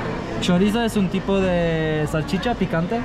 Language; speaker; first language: Spanish; non-native, learner; Polish